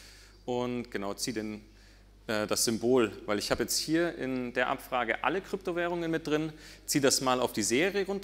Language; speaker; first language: German; native; German